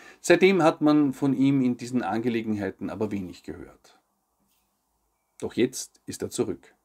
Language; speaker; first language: German; native; German